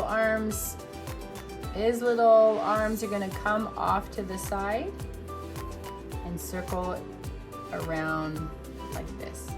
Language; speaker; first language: English; native; English